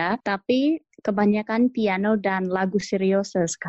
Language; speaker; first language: Indonesian; non-native, fluent; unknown